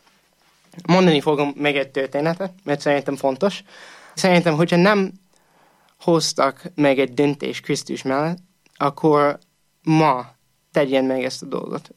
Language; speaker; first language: Hungarian; non-native, fluent; English